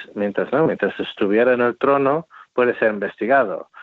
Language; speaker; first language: Spanish; non-native, fluent; English